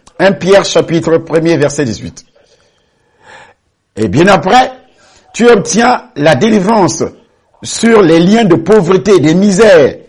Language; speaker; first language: French; non-native, local second language; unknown